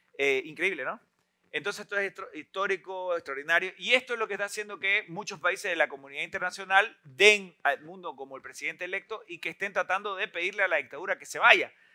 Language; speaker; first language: Spanish; native; Spanish